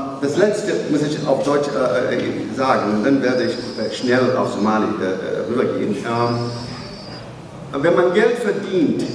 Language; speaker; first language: German; non-native, learner; Somali